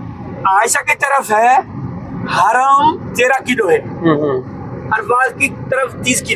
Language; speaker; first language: Hindi; non-native, learner; Baluchi